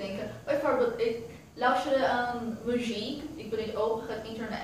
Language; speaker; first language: Dutch; non-native, learner; Portuguese